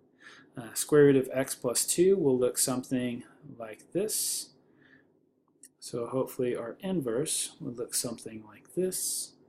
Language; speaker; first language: English; native; English